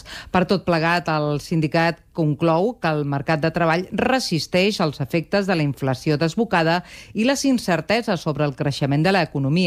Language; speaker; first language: Catalan; native; Catalan